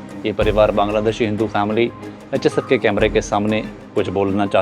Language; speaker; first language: Hindi; native; Hindi